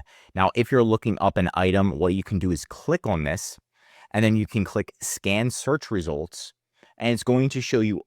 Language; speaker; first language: English; native; English